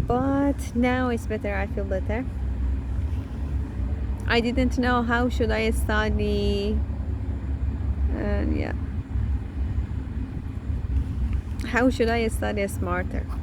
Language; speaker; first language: English; non-native, learner; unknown